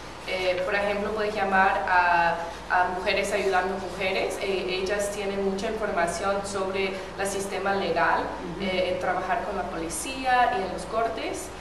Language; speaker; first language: Spanish; non-native, fluent; English